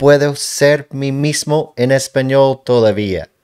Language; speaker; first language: Spanish; non-native, learner; English